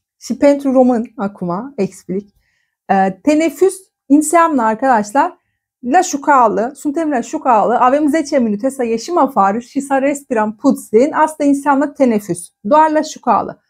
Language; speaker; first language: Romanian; non-native, fluent; Turkish